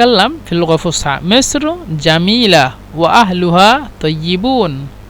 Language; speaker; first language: Arabic; non-native, fluent; Bangla